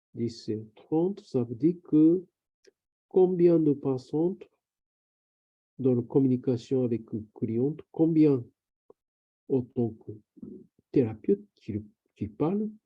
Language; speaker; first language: French; non-native, learner; Japanese